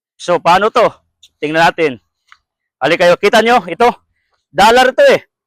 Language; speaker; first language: Filipino; non-native, local second language; Cebuano